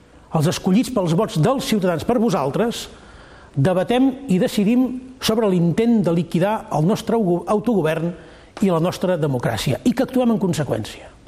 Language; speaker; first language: Catalan; native; Catalan